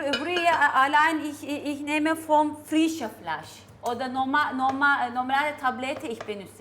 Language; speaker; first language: German; non-native, learner; Turkish